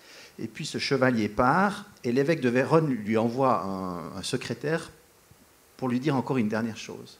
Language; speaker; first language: French; native; French